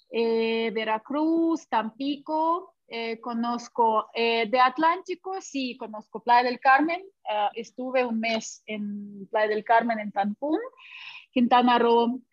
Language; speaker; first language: Spanish; non-native, fluent; Russian